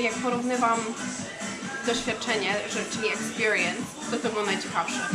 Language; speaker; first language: Polish; early bilingual, heritage; Polish